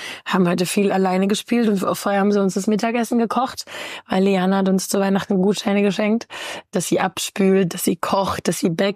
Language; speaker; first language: German; native; German